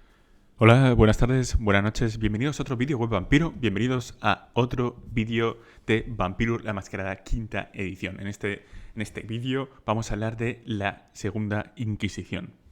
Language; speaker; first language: Spanish; native; Spanish